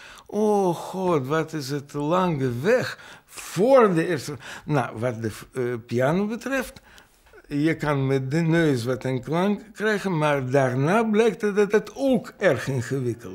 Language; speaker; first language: Dutch; non-native, fluent; Russian